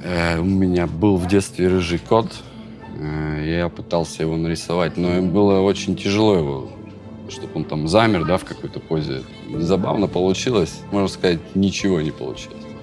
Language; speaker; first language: Russian; native; Russian